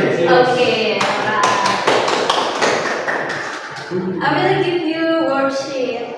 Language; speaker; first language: English; non-native, learner; Indonesian